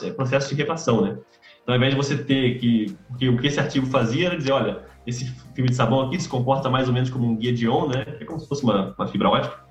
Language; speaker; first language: Portuguese; native; Portuguese